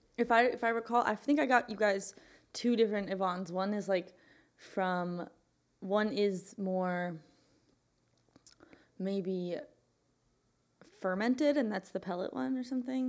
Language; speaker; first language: English; native; English